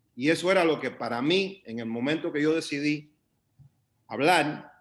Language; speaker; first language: Spanish; early bilingual, heritage; Spanish